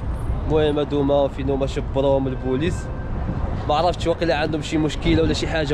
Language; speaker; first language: Arabic; native; Arabic